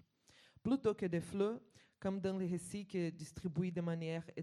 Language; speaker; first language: French; non-native, fluent; Portuguese